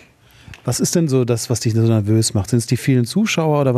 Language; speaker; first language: German; native; German